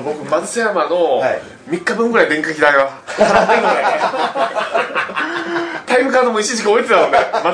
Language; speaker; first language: Japanese; native; Japanese